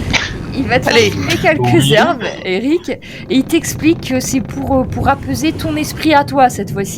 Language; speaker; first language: French; native; French